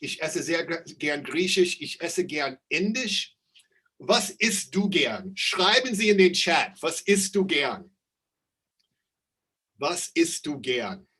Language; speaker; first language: German; non-native, fluent; English